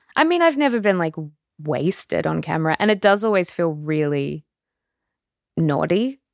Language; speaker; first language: English; native; English